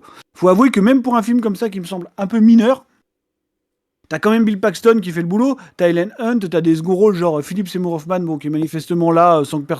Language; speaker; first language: French; native; French